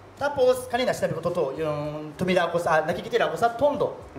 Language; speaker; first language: Filipino; non-native, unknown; Japanese